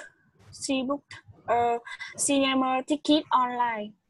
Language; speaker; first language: English; non-native, learner; Vietnamese